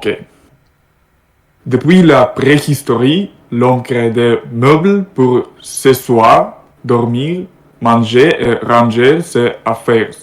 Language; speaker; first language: French; non-native, learner; Russian